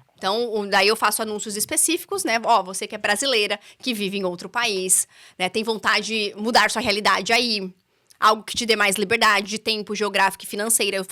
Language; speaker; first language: Portuguese; native; Portuguese